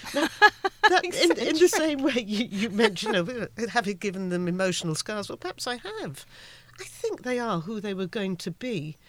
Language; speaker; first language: English; native; English